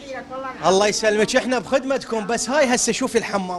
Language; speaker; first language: Arabic; native; Arabic